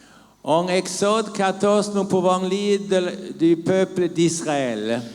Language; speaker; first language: French; non-native, learner; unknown